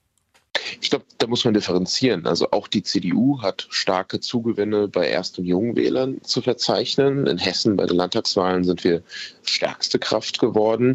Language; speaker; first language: German; native; German